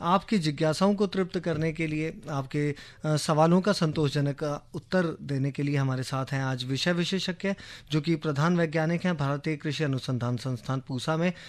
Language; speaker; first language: Hindi; native; Hindi